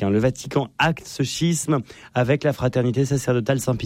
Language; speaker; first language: French; native; French